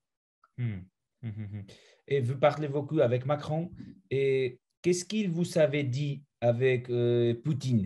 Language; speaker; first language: French; non-native, fluent; Spanish